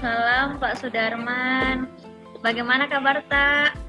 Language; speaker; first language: Indonesian; non-native, local second language; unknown